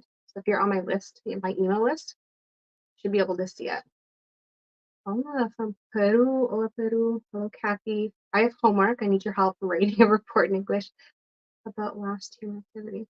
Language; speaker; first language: English; non-native, fluent; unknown